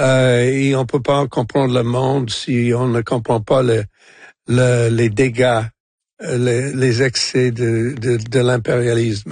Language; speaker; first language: French; non-native, local second language; English